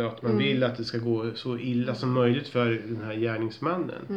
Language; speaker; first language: Swedish; native; Swedish